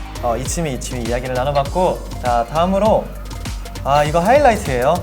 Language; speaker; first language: Korean; native; Korean